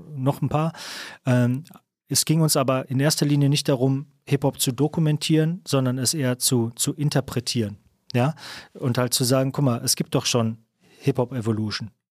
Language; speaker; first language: German; native; German